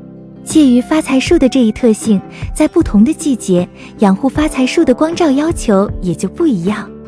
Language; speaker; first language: Chinese; native; Chinese